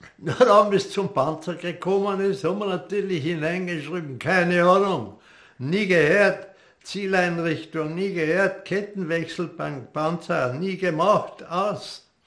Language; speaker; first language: German; native; German